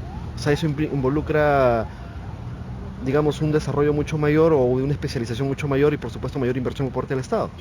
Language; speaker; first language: Spanish; native; Spanish